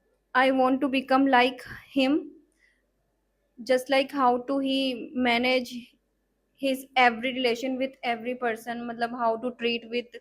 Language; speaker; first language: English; non-native, learner; Urdu